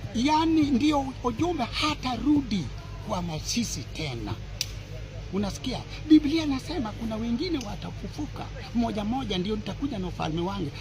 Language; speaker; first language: Swahili; non-native, local second language; Gusii